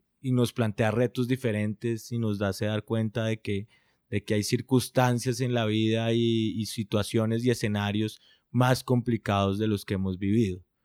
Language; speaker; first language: Spanish; native; Spanish